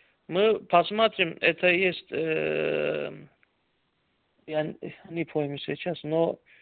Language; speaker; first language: Russian; non-native, learner; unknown